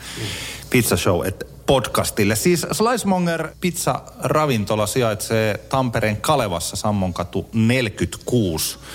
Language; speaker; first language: Finnish; native; Finnish